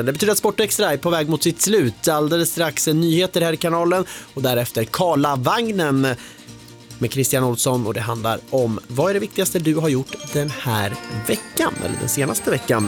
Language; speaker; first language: Swedish; native; Swedish